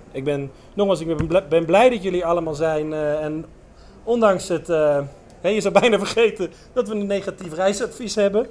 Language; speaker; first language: Dutch; native; Dutch